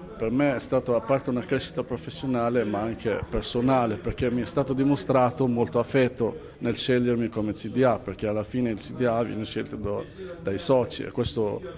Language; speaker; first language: Italian; non-native, fluent; Albanian